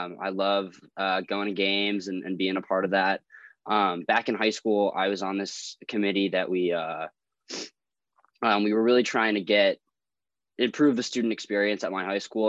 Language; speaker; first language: English; native; English